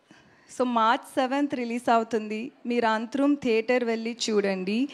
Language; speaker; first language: Telugu; non-native, learner; Tamil